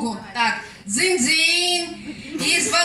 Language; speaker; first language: Russian; native; Russian